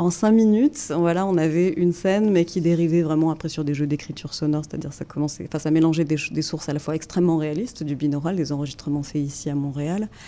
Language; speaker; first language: French; native; French